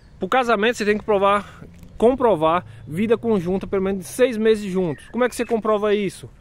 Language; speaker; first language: Portuguese; native; Portuguese